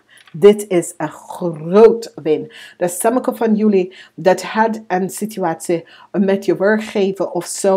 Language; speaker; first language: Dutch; non-native, learner; English